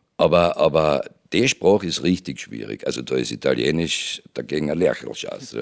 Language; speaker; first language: German; native; German